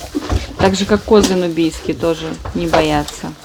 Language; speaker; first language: Russian; native; Russian